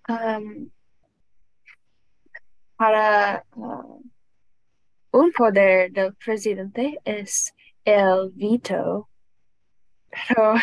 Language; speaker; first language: Spanish; non-native, learner; English